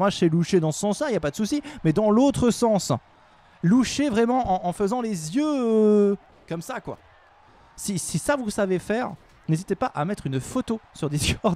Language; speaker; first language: French; native; French